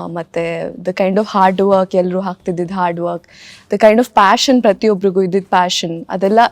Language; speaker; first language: Kannada; native; Kannada